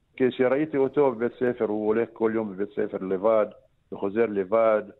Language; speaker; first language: Hebrew; native; Hebrew